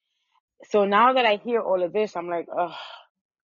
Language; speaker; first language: English; native; English